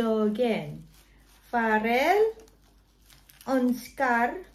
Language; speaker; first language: Swedish; non-native, learner; Javanese